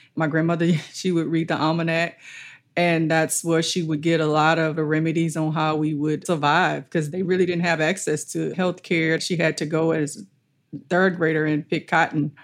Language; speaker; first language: English; native; English